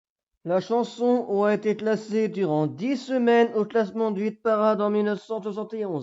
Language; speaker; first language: French; native; French